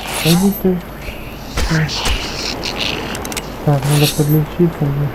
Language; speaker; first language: Russian; native; Russian